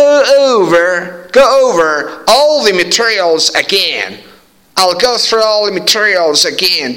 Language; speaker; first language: English; non-native, fluent; Persian